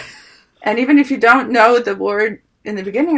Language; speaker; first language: English; early bilingual, other home language; Ukrainian